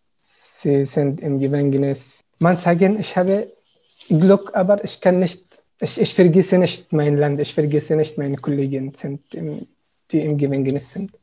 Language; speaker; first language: German; non-native, learner; Arabic